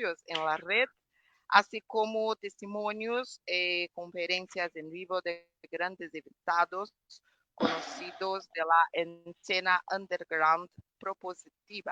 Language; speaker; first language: Spanish; non-native, fluent; Portuguese